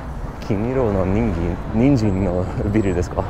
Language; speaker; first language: Japanese; non-native, learner; English